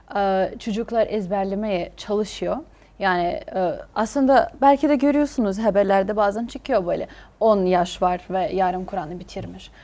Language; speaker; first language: Turkish; non-native, fluent; Arabic